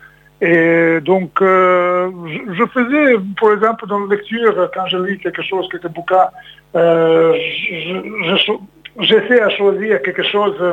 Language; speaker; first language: French; non-native, fluent; Serbian